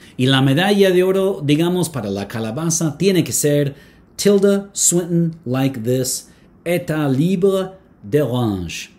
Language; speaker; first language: Spanish; non-native, fluent; English